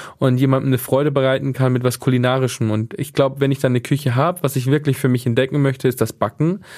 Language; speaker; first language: German; native; German